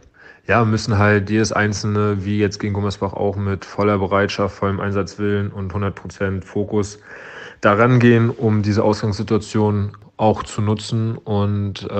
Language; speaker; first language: German; native; German